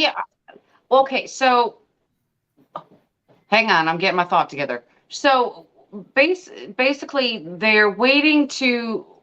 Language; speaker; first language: English; native; English